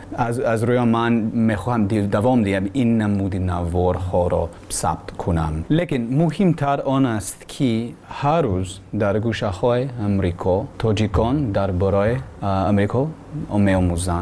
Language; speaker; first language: Tajik; non-native, learner; English